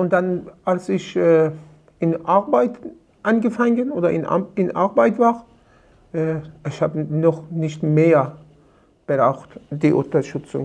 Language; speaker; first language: German; non-native, learner; Persian